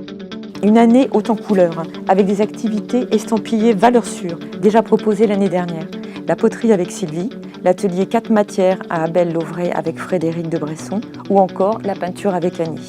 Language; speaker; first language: French; native; French